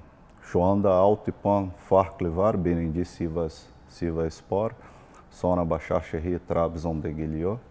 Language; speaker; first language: Turkish; non-native, learner; Portuguese